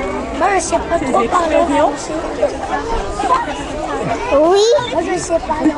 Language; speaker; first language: French; non-native, learner; Malagasy